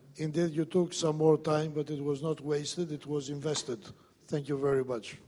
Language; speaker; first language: English; non-native, fluent; Greek